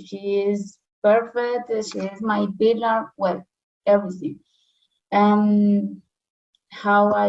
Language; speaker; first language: English; non-native, learner; Spanish